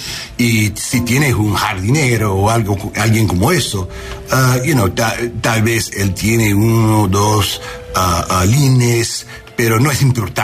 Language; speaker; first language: Spanish; non-native, learner; English